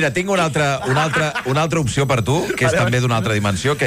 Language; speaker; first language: Catalan; native; Catalan